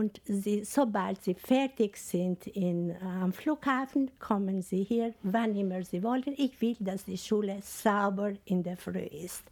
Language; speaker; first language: German; non-native, fluent; Albanian